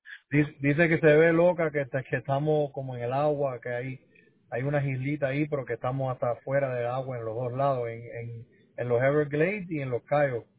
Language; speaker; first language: Spanish; native; Spanish